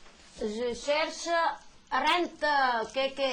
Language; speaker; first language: French; non-native, learner; Vietnamese